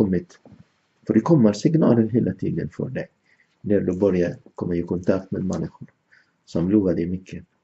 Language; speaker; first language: Swedish; non-native, fluent; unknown